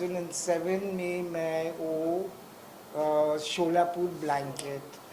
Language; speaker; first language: Hindi; non-native, local second language; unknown